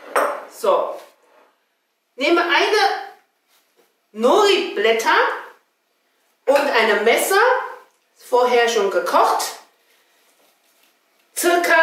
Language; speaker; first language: German; non-native, fluent; Chinese